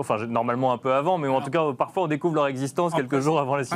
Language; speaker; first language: French; native; French